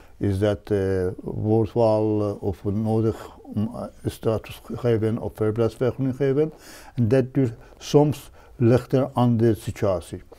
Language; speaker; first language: Dutch; non-native, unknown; Persian